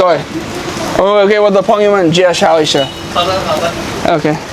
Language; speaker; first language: Chinese; non-native, learner; English